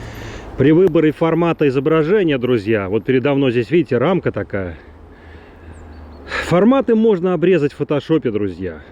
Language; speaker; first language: Russian; native; Russian